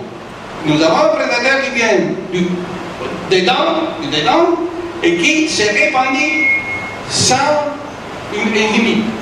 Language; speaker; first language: French; non-native, fluent; Italian